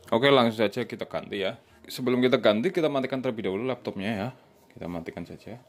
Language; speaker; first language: Indonesian; native; Indonesian